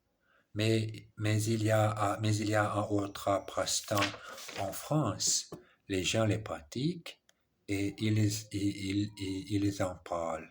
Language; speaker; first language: French; non-native, learner; English